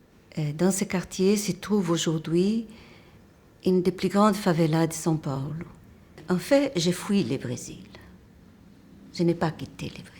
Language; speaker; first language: French; non-native, fluent; Portuguese